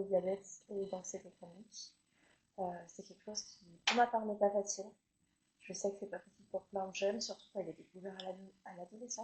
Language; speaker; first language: French; native; French